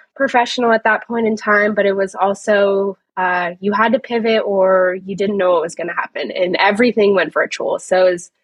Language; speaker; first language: English; native; English